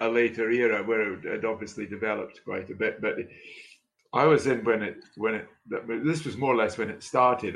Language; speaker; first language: English; native; English